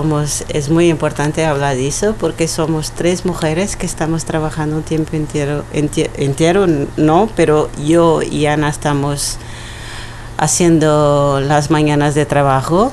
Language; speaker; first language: Spanish; non-native, learner; Portuguese